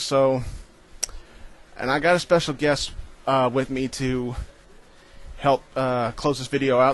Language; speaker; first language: English; native; English